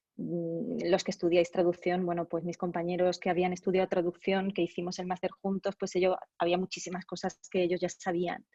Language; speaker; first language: Spanish; native; Spanish